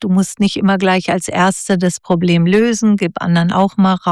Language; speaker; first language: German; native; German